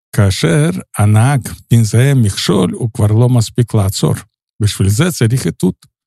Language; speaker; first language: Hebrew; non-native, fluent; Russian